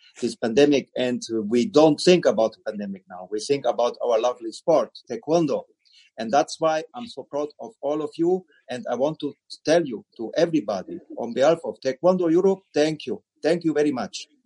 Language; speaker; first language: English; non-native, learner; German